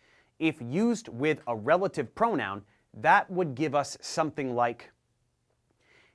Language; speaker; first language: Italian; non-native, learner; English